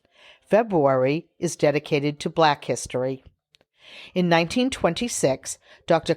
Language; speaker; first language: English; native; English